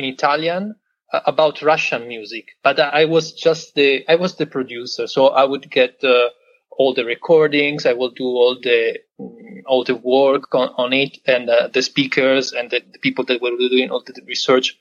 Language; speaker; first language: English; non-native, fluent; Italian